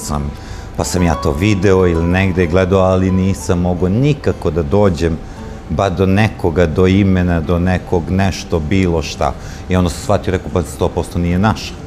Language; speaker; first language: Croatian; early bilingual, heritage; Croatian